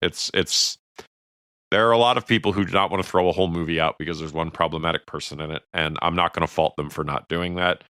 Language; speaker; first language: English; native; English